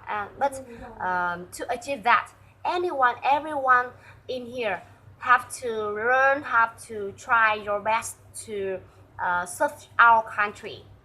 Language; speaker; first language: English; non-native, learner; Vietnamese